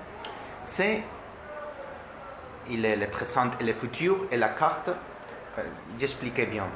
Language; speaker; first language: French; non-native, learner; Spanish